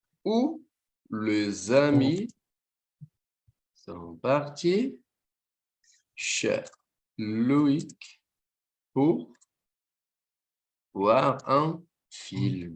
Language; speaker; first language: French; non-native, fluent; Portuguese